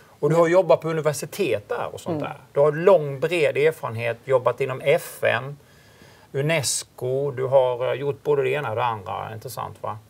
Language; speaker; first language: Swedish; native; Swedish